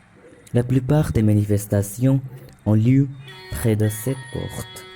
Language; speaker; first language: French; non-native, learner; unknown